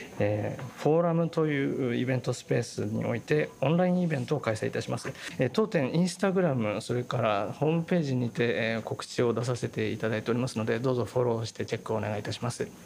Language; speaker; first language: Japanese; non-native, fluent; Chinese